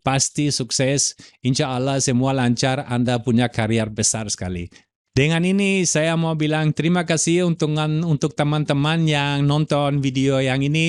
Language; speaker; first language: Indonesian; non-native, fluent; German